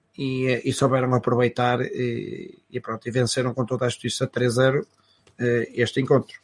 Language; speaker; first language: Portuguese; native; Portuguese